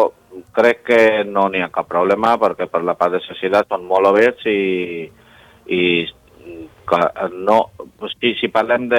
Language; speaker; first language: Catalan; non-native, learner; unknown